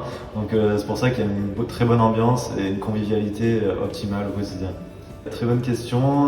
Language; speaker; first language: French; native; French